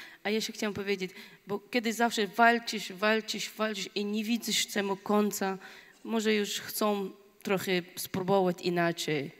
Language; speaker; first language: Polish; non-native, learner; Chechen